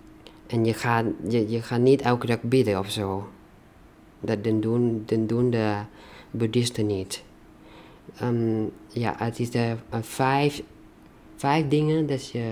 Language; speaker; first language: Dutch; non-native, learner; Thai